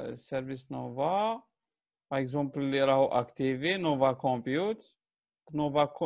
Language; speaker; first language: French; non-native, local second language; Arabic